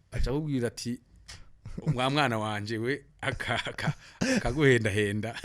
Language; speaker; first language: Rundi; native; Rundi